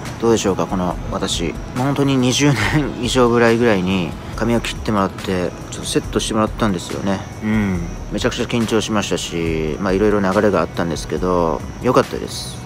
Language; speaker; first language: Japanese; native; Japanese